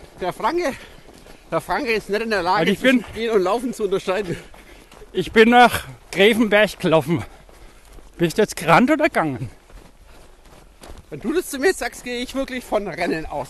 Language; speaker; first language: German; native; German